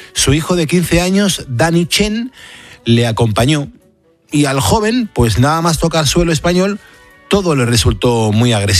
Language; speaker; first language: Spanish; native; Spanish